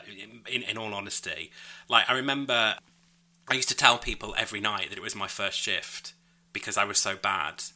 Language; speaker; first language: English; native; English